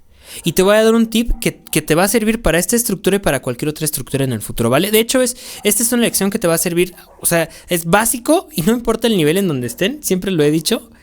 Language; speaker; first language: Spanish; native; Spanish